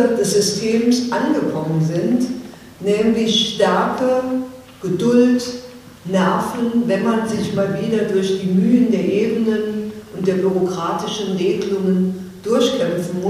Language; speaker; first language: German; native; German